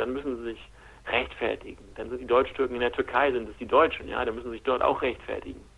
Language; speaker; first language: German; native; German